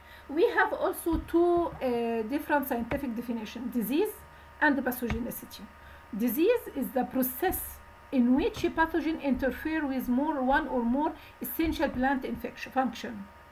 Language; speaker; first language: English; non-native, fluent; Arabic